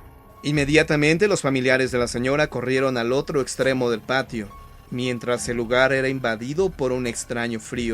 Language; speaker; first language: Spanish; native; Spanish